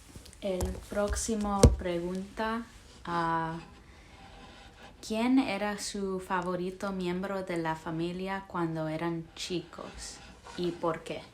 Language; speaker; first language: Spanish; early bilingual, heritage; English